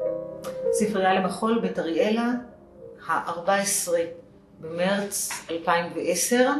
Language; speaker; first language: Hebrew; native; Hebrew